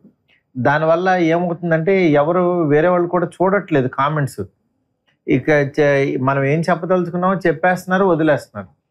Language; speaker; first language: Telugu; native; Telugu